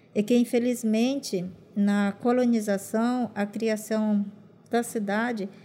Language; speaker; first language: Portuguese; non-native, local second language; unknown